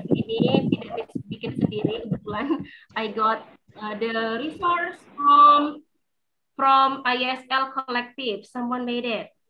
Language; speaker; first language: English; non-native, fluent; Indonesian